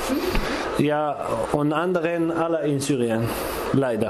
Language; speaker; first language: German; non-native, learner; Kurdish